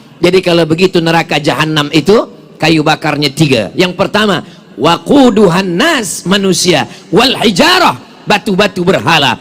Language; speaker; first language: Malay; native; Malay